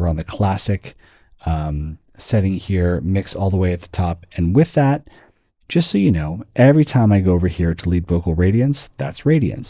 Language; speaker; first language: English; native; English